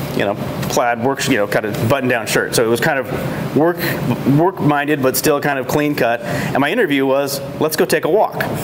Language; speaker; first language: English; native; English